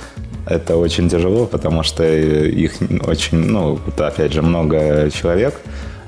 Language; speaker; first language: Russian; native; Russian